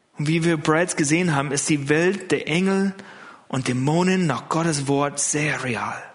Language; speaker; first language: German; non-native, fluent; English